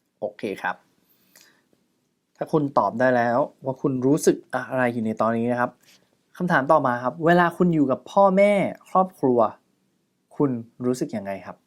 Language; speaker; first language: Thai; native; Thai